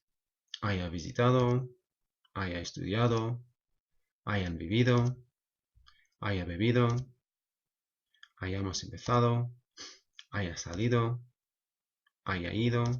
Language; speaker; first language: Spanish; non-native, fluent; English